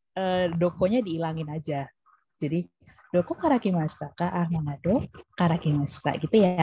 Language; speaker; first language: Indonesian; native; Indonesian